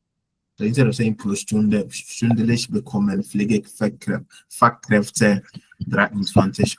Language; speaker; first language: German; non-native, learner; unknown